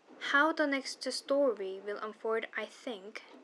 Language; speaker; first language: English; non-native, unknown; Korean